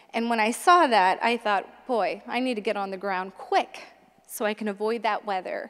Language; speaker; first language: English; native; English